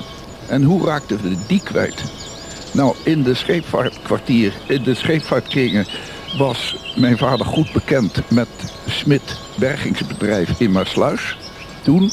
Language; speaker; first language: Dutch; native; Dutch